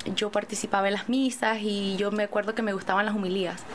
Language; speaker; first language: Spanish; early bilingual, other home language; English